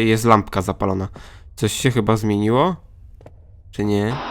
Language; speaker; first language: Polish; native; Polish